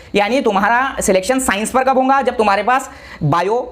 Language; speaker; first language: Hindi; non-native, local second language; Marathi